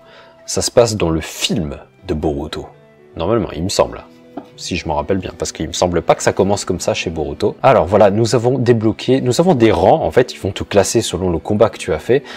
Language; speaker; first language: French; early bilingual, other home language; Vietnamese